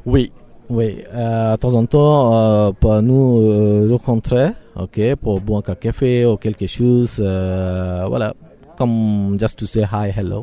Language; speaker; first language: French; non-native, learner; Bangla